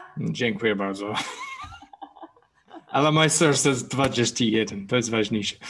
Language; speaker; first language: Polish; non-native, learner; English